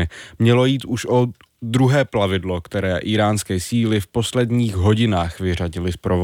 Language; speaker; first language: Czech; native; Czech